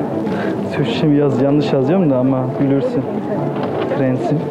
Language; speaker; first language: Turkish; early bilingual, heritage; Turkish